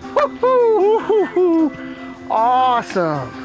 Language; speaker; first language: English; native; English